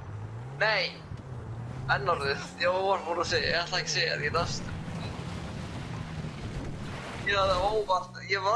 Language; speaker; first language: Icelandic; early bilingual, heritage; Icelandic